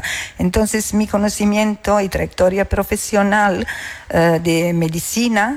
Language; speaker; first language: Spanish; non-native, learner; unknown